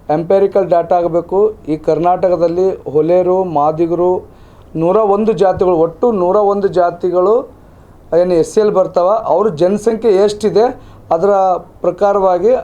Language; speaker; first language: Kannada; native; Kannada